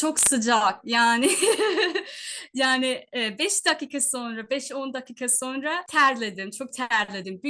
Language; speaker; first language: Turkish; non-native, fluent; Telugu